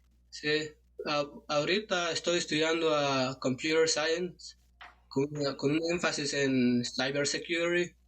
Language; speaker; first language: Spanish; non-native, local second language; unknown